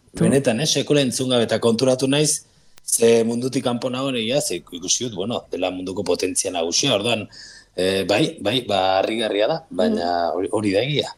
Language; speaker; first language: Basque; native; Basque